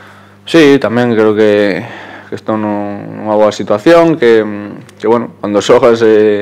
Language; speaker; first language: Galician; native; Galician